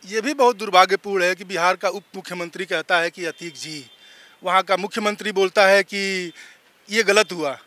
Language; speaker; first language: Hindi; native; Hindi